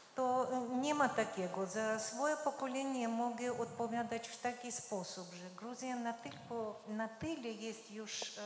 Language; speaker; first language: Polish; non-native, fluent; Georgian